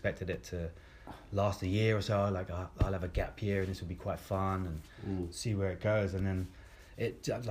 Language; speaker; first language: English; native; English